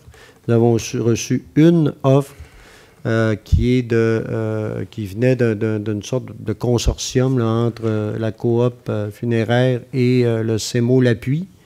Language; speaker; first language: French; native; French